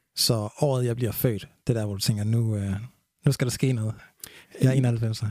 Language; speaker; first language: Danish; early bilingual, other home language; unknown